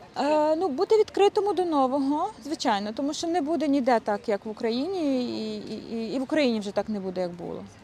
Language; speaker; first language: Ukrainian; native; Ukrainian